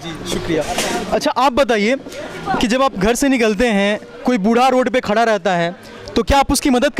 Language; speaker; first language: Hindi; native; Hindi